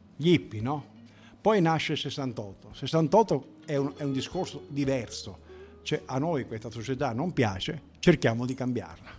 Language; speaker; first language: Italian; native; Italian